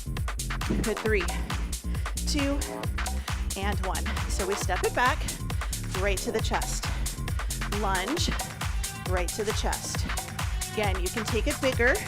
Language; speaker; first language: English; native; English